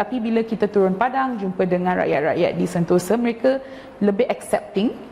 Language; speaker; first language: Malay; non-native, local second language; Tamil